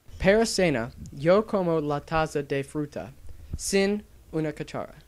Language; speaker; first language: Spanish; non-native, learner; English